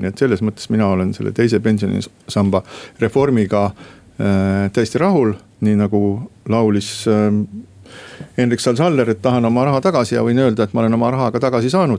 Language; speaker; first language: Estonian; native; Estonian